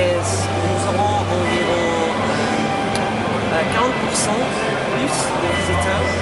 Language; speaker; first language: French; non-native, fluent; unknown